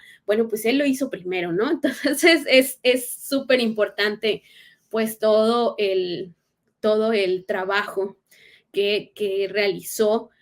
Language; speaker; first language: Spanish; native; Spanish